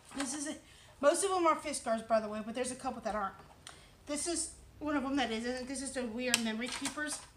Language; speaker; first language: English; native; English